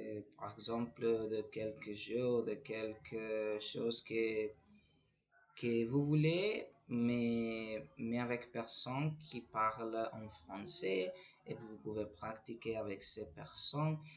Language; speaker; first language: French; non-native, learner; Spanish